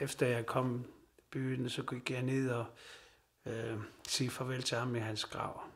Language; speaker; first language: Danish; non-native, local second language; Kalaallisut